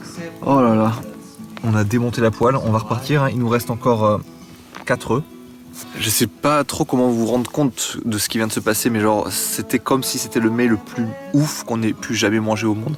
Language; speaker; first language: French; native; French